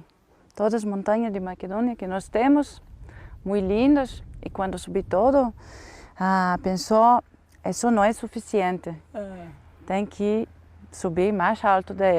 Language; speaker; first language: Portuguese; non-native, learner; Macedonian